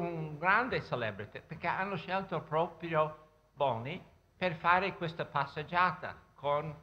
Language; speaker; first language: Italian; non-native, fluent; English